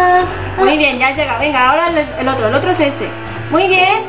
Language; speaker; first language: Spanish; native; Spanish